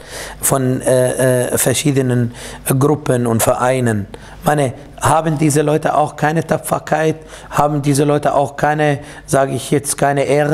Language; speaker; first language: German; non-native, fluent; Arabic